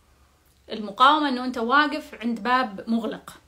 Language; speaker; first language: Arabic; native; Arabic